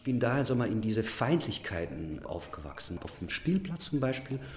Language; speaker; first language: German; non-native, local second language; French